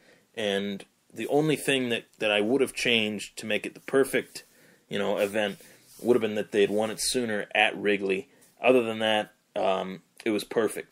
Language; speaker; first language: English; native; English